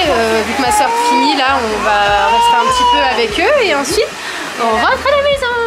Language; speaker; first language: French; native; French